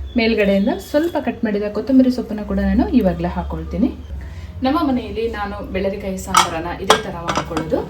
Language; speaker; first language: Kannada; non-native, local second language; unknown